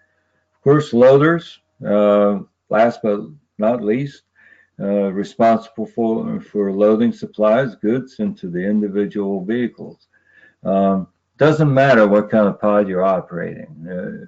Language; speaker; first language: English; native; English